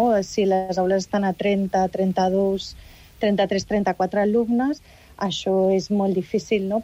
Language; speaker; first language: Catalan; native; Catalan